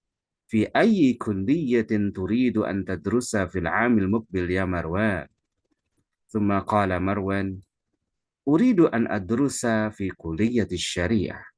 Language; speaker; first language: Arabic; non-native, fluent; Indonesian